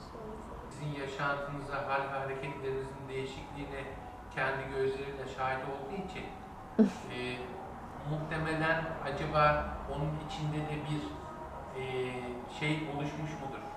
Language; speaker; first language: Turkish; native; Turkish